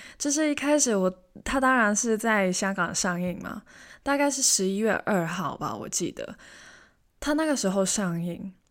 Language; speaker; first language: Chinese; non-native, local second language; Cantonese